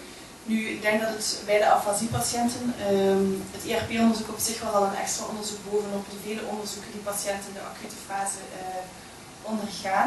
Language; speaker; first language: Dutch; native; Dutch